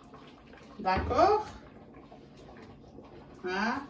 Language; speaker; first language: French; non-native, learner; Arabic